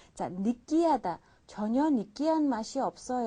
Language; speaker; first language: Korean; non-native, fluent; Mongolian